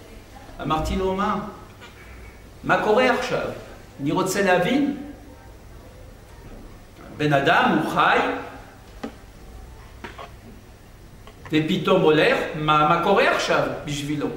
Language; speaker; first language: Hebrew; non-native, fluent; French